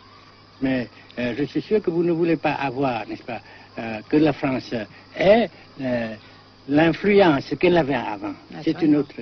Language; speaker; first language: French; non-native, fluent; Vietnamese